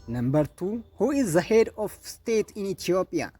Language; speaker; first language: English; non-native, local second language; Amharic